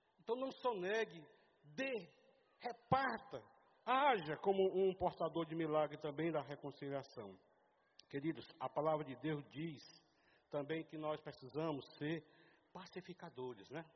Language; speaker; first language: Portuguese; native; Portuguese